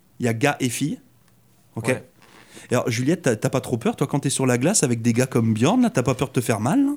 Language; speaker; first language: French; native; French